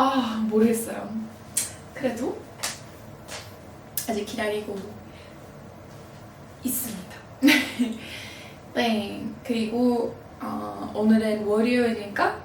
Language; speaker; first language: Korean; non-native, fluent; English